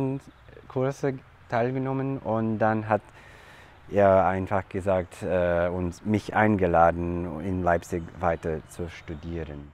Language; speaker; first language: German; non-native, fluent; English